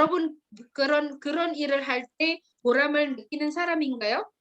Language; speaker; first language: Korean; non-native, fluent; Indonesian